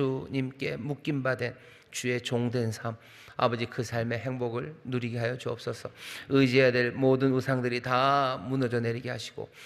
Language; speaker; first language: Korean; native; Korean